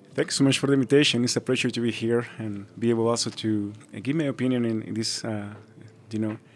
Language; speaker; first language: English; non-native, fluent; Spanish